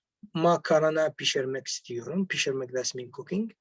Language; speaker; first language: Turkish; non-native, fluent; Arabic